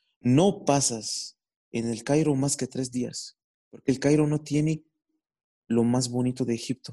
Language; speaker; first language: Spanish; non-native, fluent; Arabic